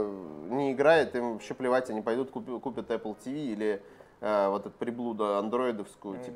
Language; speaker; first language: Russian; native; Russian